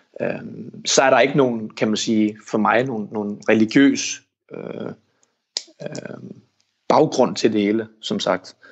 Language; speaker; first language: Danish; early bilingual, heritage; Danish